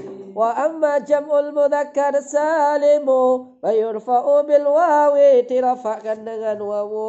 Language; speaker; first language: Arabic; non-native, fluent; Indonesian